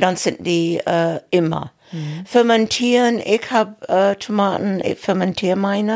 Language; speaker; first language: German; non-native, fluent; English